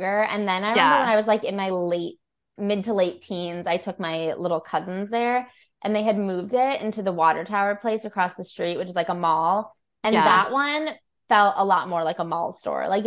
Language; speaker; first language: English; native; English